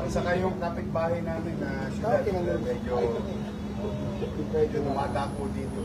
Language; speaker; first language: Filipino; native; Filipino